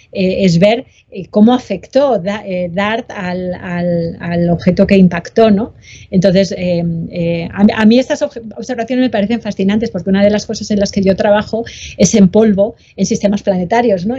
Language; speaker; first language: Spanish; native; Spanish